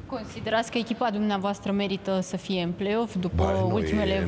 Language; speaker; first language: Romanian; native; Romanian